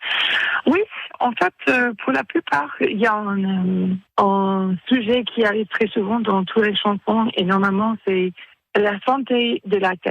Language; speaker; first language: French; non-native, fluent; English